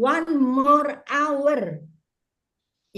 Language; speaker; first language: English; non-native, fluent; Indonesian